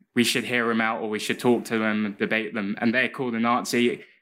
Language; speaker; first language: English; native; English